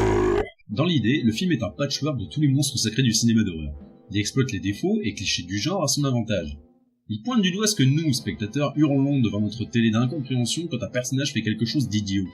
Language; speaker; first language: French; native; French